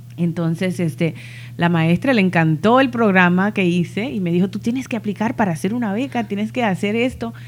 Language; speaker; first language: Spanish; early bilingual, heritage; Spanish